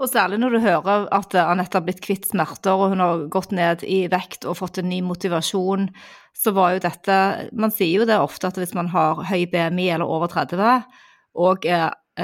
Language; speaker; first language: Norwegian; native; Norwegian